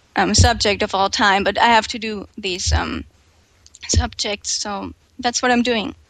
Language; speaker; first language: English; non-native, fluent; German